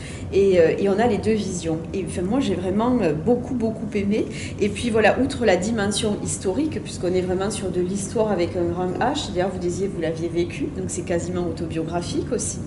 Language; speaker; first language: French; native; French